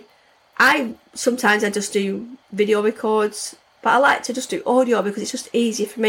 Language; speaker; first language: English; native; English